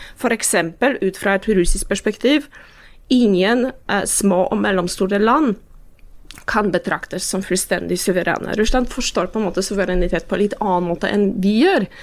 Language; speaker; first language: Norwegian; non-native, fluent; Polish